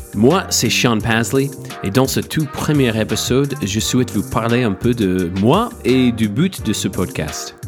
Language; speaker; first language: French; non-native, fluent; English